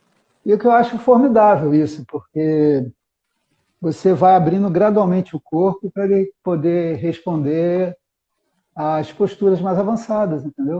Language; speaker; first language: Portuguese; native; Portuguese